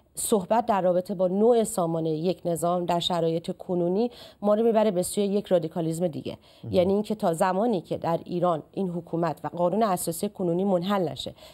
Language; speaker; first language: Persian; native; Persian